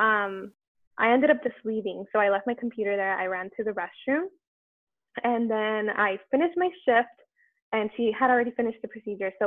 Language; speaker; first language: English; native; English